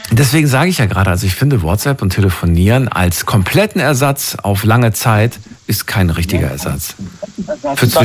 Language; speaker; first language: German; native; German